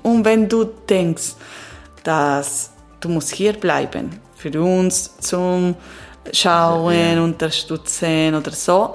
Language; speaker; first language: German; non-native, learner; Italian